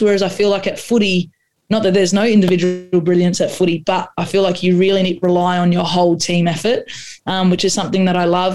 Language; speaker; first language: English; non-native, local second language; Croatian